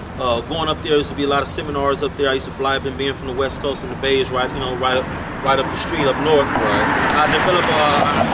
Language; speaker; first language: English; native; English